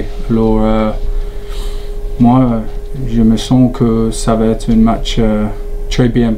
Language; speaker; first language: French; non-native, learner; English